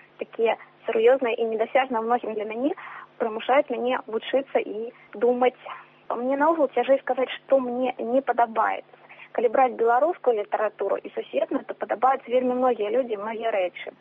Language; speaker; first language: Belarusian; native; Belarusian